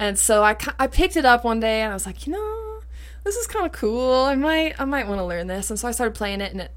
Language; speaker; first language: English; native; English